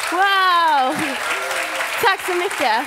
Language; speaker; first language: Swedish; native; Swedish